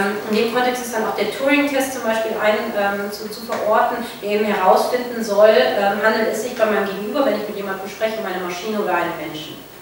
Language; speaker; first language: German; native; German